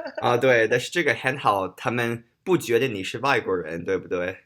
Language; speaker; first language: Chinese; early bilingual, heritage; Chinese